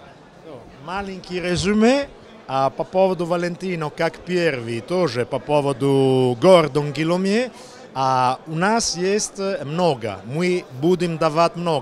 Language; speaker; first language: Russian; non-native, learner; Italian